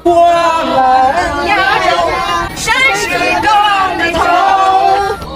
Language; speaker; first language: Chinese; native; Chinese